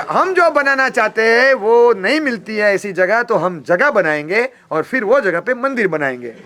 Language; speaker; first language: Hindi; non-native, local second language; Gujarati